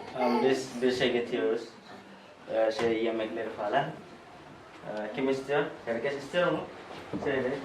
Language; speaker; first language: Turkish; non-native, learner; Indonesian